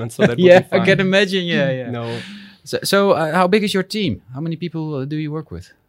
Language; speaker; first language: English; non-native, fluent; Dutch